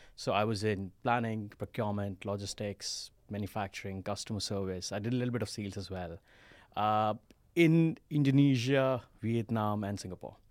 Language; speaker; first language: English; non-native, local second language; Hindi